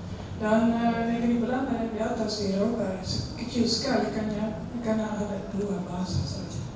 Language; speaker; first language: Indonesian; non-native, fluent; Dutch